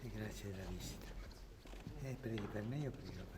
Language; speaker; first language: Italian; early bilingual, heritage; Spanish